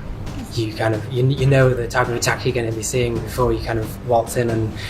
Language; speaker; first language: English; native; English